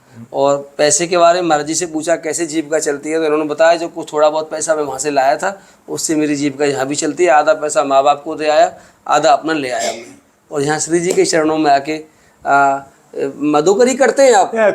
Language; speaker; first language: Hindi; native; Hindi